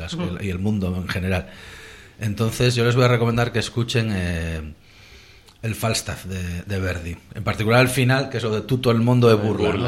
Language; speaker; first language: Spanish; native; Spanish